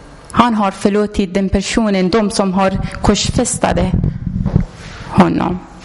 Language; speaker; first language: Swedish; non-native, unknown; Persian